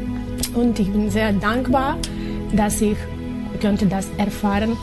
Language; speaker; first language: German; non-native, fluent; Ukrainian